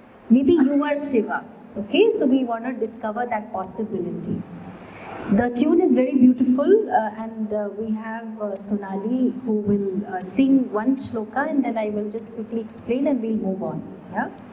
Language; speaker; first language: English; non-native, local second language; Tamil